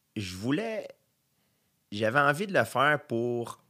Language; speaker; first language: French; native; French